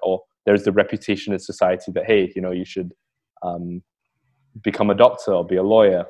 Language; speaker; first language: English; native; English